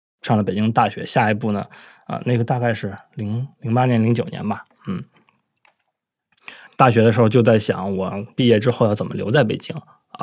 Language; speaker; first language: Chinese; native; Chinese